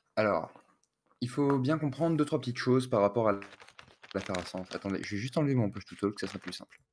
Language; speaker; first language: French; native; French